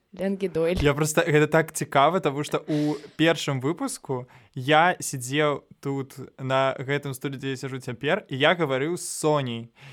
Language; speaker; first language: Belarusian; non-native, local second language; Russian